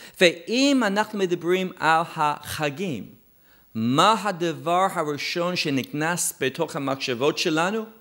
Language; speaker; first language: Hebrew; non-native, fluent; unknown